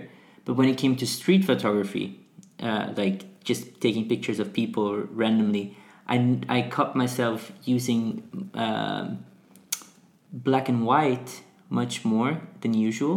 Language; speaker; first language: English; non-native, fluent; Portuguese